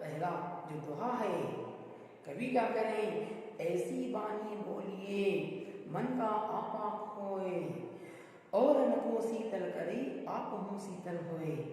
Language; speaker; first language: Hindi; non-native, local second language; Kannada